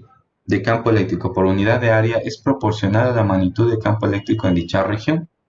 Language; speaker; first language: Spanish; native; Spanish